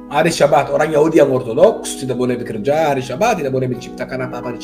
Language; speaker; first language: Indonesian; non-native, fluent; Hebrew